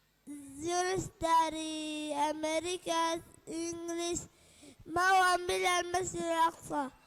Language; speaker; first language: Indonesian; non-native, learner; Arabic